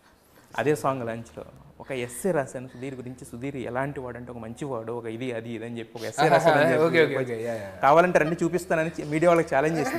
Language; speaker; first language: Telugu; native; Telugu